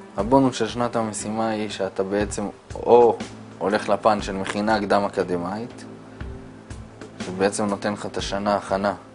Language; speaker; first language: Hebrew; native; Hebrew